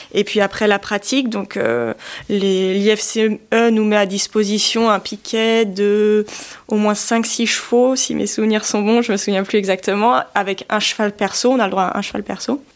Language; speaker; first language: French; native; French